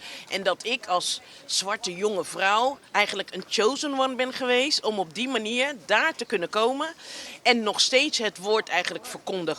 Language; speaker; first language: Dutch; native; Dutch